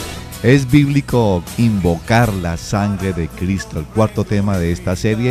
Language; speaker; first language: Spanish; native; Spanish